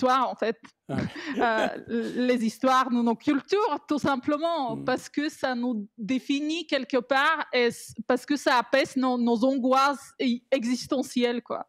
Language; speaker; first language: French; non-native, fluent; Bulgarian